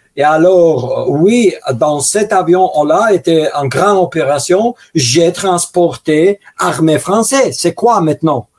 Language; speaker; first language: French; non-native, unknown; Russian